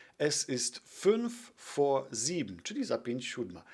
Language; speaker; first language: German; non-native, fluent; Polish